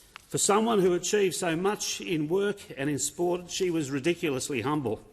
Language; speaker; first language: English; native; English